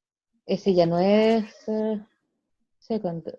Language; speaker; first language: Spanish; native; Spanish